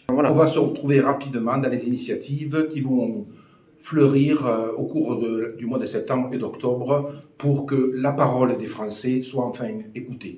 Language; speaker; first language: French; native; French